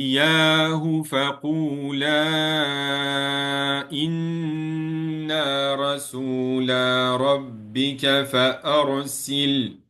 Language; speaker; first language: Arabic; non-native, fluent; French